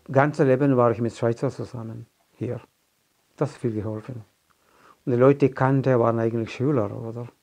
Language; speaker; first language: German; non-native, fluent; Malayalam